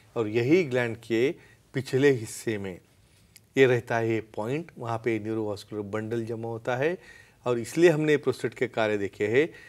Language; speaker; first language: Hindi; non-native, local second language; Marathi